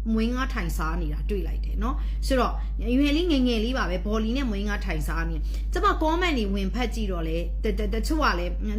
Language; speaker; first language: Burmese; native; Burmese